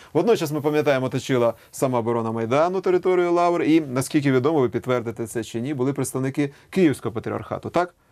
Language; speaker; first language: Ukrainian; native; Ukrainian